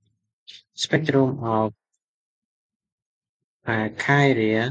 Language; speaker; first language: English; non-native, fluent; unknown